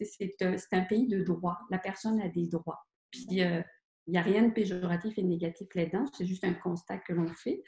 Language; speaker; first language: French; native; French